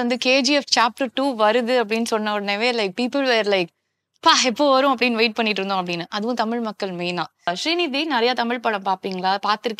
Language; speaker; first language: Tamil; native; Tamil